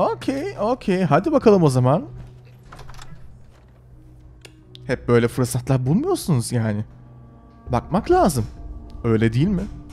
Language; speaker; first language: Turkish; early bilingual, heritage; Turkish